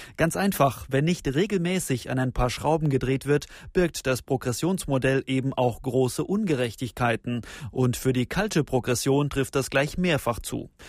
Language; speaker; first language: German; native; German